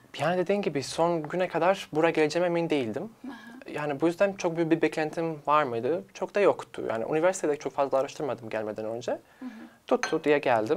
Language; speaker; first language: Turkish; non-native, fluent; Serbian